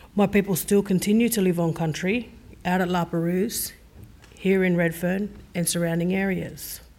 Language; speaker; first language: English; native; English